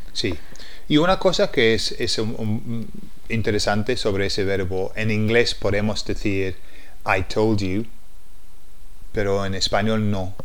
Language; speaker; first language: Spanish; non-native, fluent; English